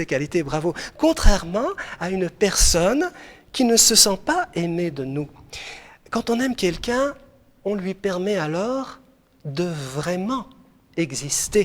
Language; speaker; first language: French; non-native, local second language; Arabic